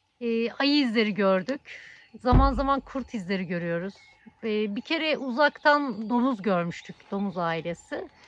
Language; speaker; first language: Turkish; native; Turkish